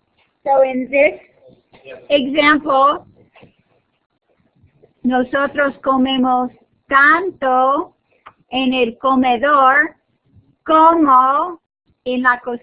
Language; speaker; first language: Spanish; non-native, fluent; English